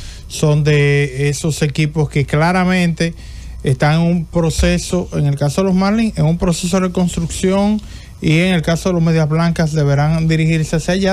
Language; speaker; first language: Spanish; native; Spanish